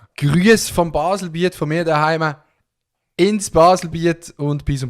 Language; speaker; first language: German; native; German